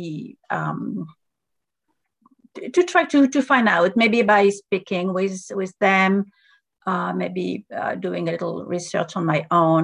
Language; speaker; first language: English; non-native, fluent; French